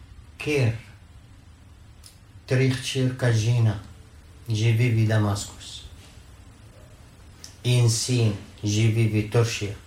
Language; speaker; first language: Slovenian; non-native, learner; Arabic